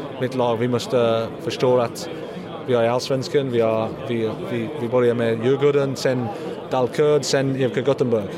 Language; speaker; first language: Swedish; non-native, learner; English